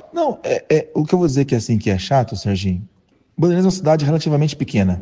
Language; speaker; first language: Portuguese; native; Portuguese